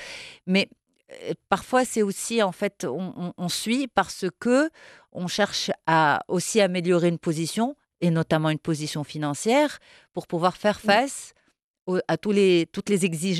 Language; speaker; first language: French; non-native, local second language; Arabic